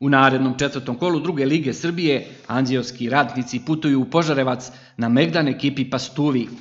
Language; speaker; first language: Serbian; native; Serbian